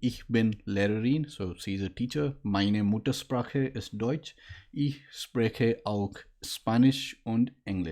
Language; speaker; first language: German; non-native, learner; Maithili